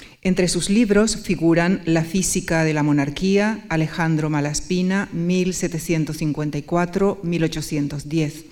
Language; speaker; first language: Spanish; native; Spanish